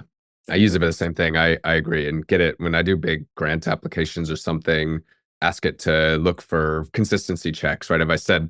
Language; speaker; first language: English; native; English